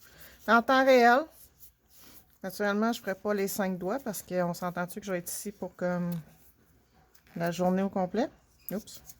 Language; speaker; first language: French; native; French